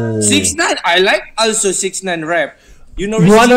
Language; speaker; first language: English; non-native, learner; Indonesian